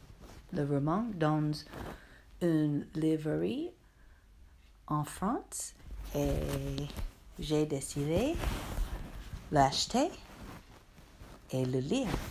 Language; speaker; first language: French; non-native, learner; English